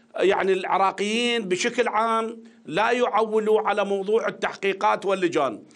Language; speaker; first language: Arabic; native; Arabic